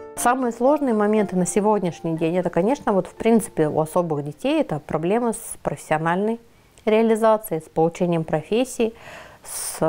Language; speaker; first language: Russian; native; Russian